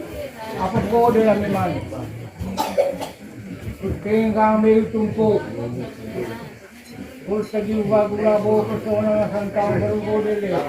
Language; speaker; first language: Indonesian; non-native, local second language; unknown